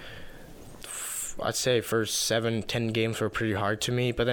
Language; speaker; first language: English; non-native, fluent; Finnish